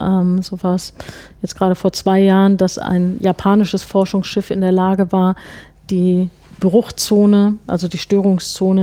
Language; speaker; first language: German; native; German